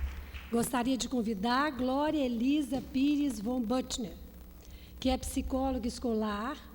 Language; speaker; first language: Portuguese; native; Portuguese